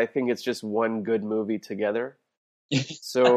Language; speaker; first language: English; non-native, local second language; Hindi